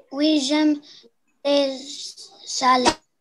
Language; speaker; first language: French; non-native, learner; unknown